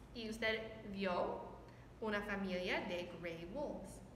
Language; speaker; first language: Spanish; non-native, learner; English